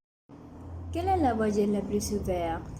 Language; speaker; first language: French; non-native, learner; Spanish